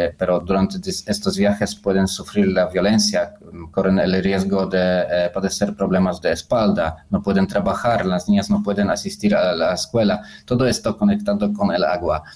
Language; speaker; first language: Spanish; non-native, fluent; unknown